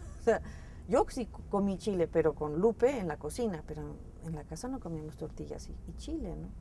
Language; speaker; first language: Spanish; native; Spanish